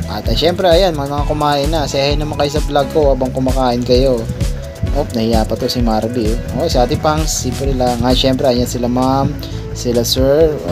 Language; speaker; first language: Filipino; non-native, local second language; Cebuano